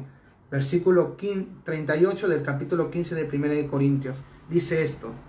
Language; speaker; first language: Spanish; native; Spanish